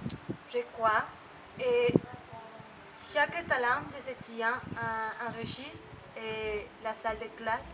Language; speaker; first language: French; non-native, fluent; Spanish